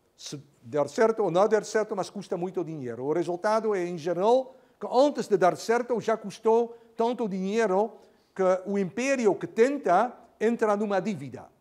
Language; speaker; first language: Portuguese; non-native, fluent; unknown